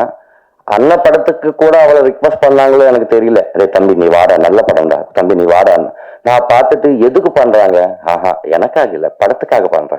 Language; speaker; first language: Tamil; non-native, learner; Telugu